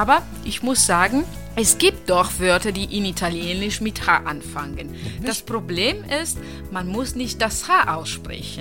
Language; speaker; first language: German; non-native, fluent; Italian